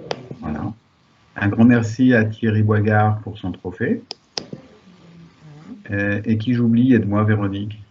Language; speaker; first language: French; native; French